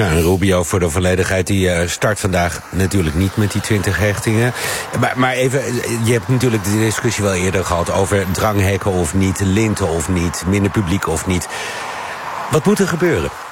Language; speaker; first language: Dutch; native; Dutch